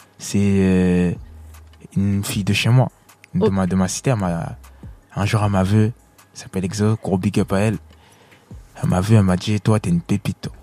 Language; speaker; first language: French; early bilingual, other home language; Lingala